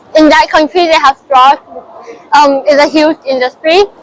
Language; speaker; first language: English; non-native, fluent; Thai